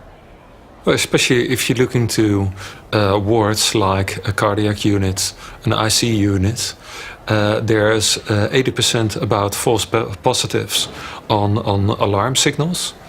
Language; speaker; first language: English; non-native, fluent; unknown